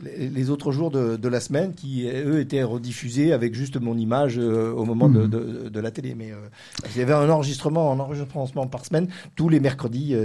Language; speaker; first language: French; native; French